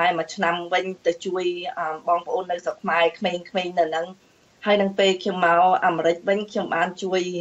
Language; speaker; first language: Khmer; early bilingual, heritage; Khmer